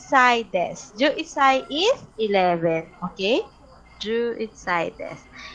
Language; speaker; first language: Japanese; non-native, fluent; Filipino